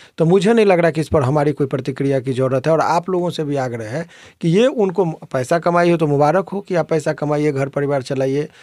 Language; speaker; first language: Hindi; native; Hindi